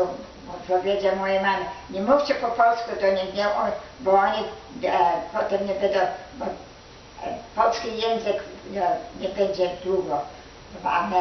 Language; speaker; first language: Polish; early bilingual, heritage; Polish